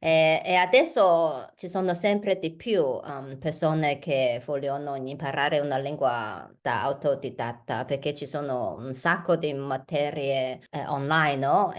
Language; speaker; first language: Italian; non-native, learner; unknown